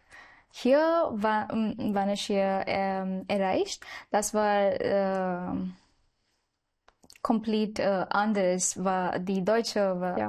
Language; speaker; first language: German; non-native, learner; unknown